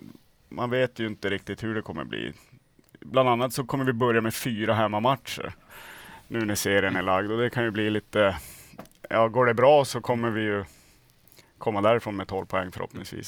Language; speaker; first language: Swedish; native; Swedish